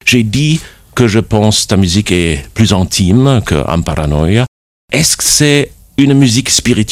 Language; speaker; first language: French; non-native, fluent; German